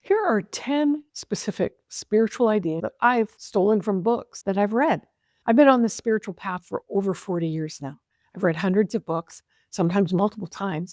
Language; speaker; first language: English; native; English